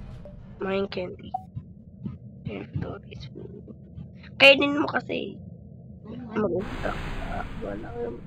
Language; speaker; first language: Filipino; native; Filipino